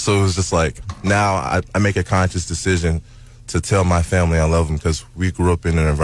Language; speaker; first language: English; native; English